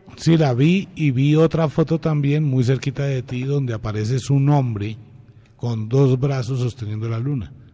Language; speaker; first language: Spanish; native; Spanish